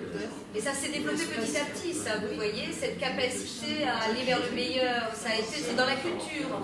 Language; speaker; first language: French; native; French